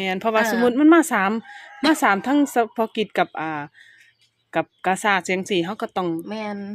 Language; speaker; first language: Thai; native; Thai